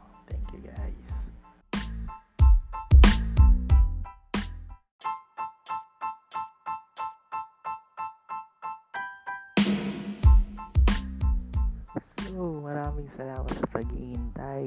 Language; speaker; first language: English; non-native, local second language; Filipino